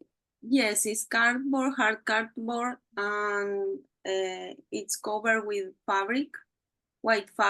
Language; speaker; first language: English; non-native, learner; Spanish